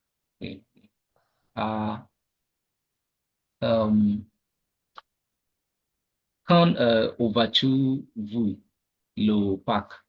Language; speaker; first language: French; non-native, learner; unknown